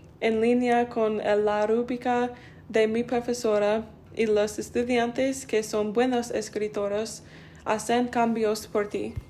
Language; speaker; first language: Spanish; non-native, learner; English